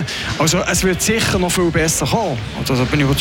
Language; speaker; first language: German; native; German